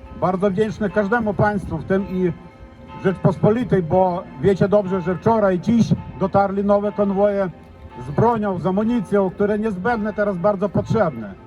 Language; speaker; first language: Polish; non-native, fluent; Ukrainian